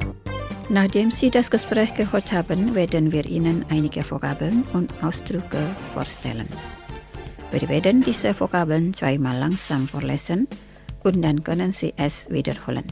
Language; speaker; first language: German; non-native, fluent; Indonesian